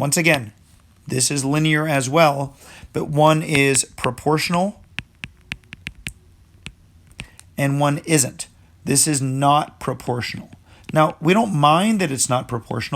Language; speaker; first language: English; native; English